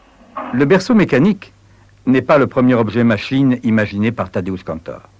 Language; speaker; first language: French; native; French